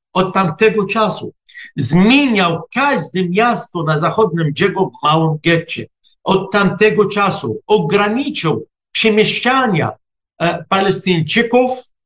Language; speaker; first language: Polish; non-native, fluent; Arabic